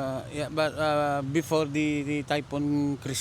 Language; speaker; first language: English; non-native, local second language; Hiligaynon